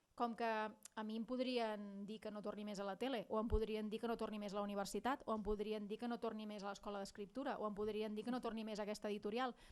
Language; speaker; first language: Catalan; non-native, local second language; Spanish